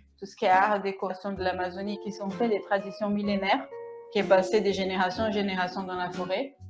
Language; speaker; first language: French; non-native, fluent; Portuguese